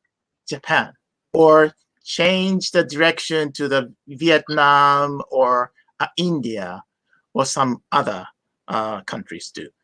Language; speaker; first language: English; non-native, fluent; Japanese